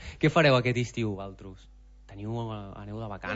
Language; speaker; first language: Catalan; native; Catalan